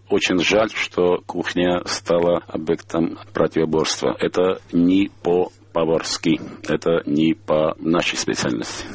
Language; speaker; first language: Russian; non-native, local second language; Armenian